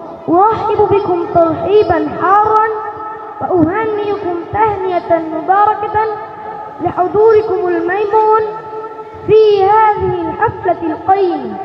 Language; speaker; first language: Arabic; non-native, learner; Bangla